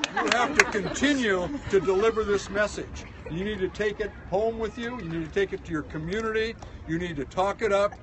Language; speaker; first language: English; native; English